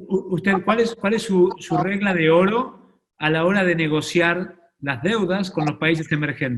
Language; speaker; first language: Spanish; native; Spanish